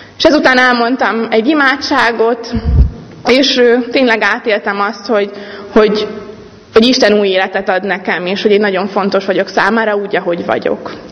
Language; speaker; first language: Hungarian; native; Hungarian